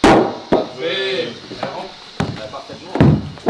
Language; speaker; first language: French; native; French